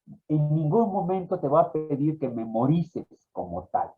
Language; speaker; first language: Spanish; native; Spanish